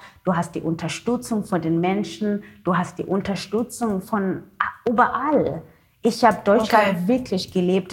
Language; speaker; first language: German; non-native, learner; Xhosa